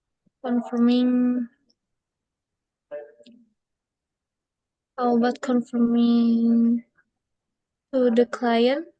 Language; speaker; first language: English; non-native, learner; Indonesian